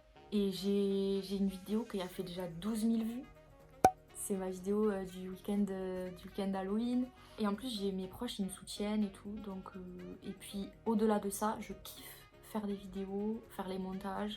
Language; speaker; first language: French; native; French